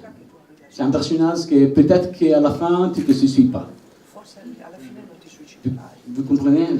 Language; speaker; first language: French; non-native, learner; Italian